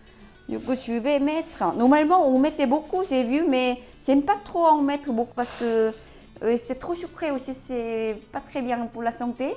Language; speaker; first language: French; non-native, learner; Korean